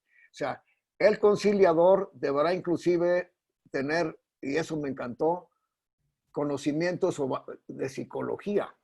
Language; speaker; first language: Spanish; native; Spanish